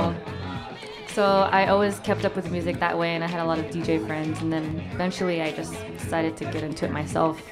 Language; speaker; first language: English; native; English